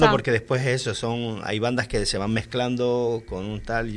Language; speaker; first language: Spanish; native; Spanish